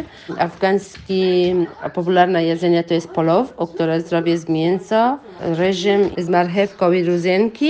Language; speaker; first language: Polish; non-native, learner; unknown